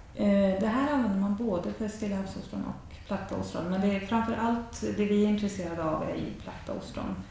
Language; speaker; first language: Swedish; native; Swedish